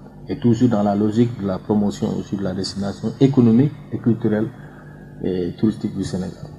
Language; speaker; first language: French; non-native, local second language; Fula